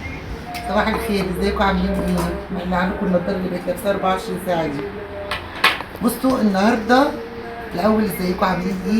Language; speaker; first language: Arabic; native; Arabic